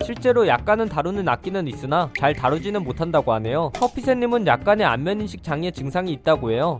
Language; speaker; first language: Korean; native; Korean